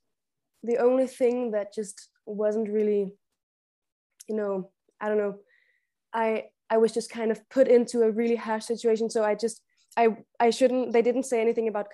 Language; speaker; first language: English; non-native, fluent; Danish